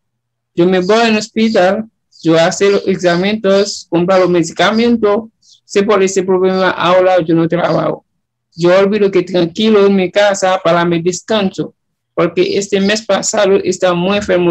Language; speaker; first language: Spanish; non-native, learner; Haitian Creole